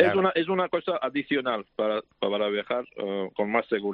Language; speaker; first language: Spanish; non-native, fluent; Georgian